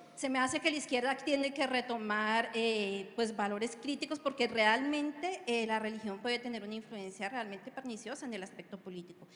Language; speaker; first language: Spanish; native; Spanish